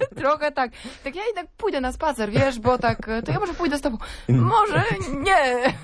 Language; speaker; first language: Polish; native; Polish